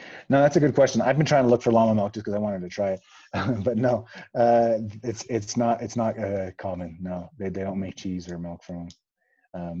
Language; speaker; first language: English; native; English